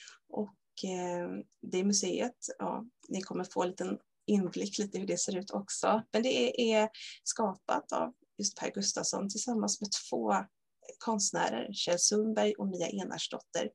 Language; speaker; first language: Swedish; native; Swedish